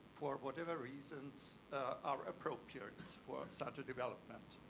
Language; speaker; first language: English; non-native, fluent; German